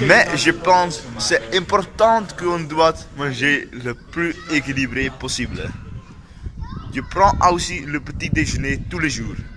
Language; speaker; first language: French; non-native, learner; Dutch